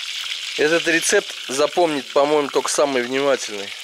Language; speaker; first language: Russian; native; Russian